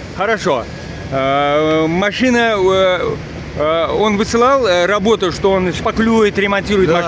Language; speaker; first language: Russian; non-native, local second language; Uzbek